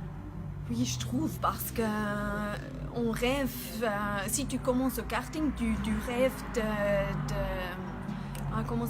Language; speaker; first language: French; non-native, learner; German